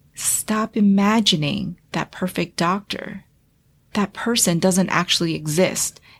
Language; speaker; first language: English; early bilingual, other home language; Chinese